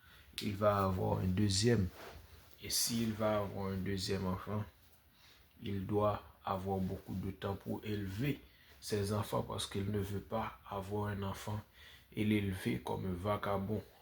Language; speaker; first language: French; non-native, local second language; Haitian Creole